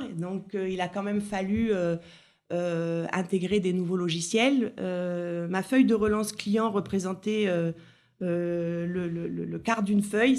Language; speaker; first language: French; native; French